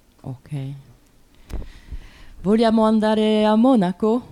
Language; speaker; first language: Italian; native; Italian